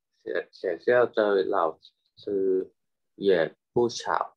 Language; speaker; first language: Chinese; non-native, learner; Thai